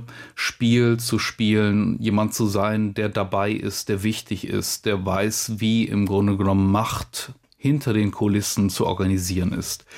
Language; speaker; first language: German; native; German